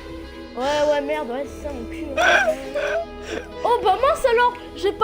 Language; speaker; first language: French; native; French